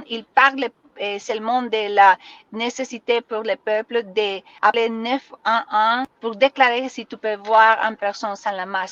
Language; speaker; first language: French; non-native, learner; Spanish